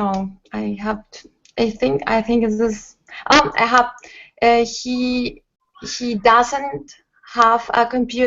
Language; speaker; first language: English; non-native, learner; Spanish